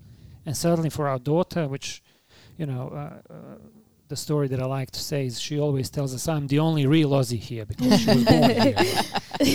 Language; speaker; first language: English; non-native, fluent; Bosnian